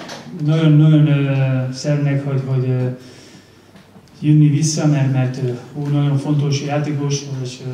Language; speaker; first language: Hungarian; non-native, learner; Spanish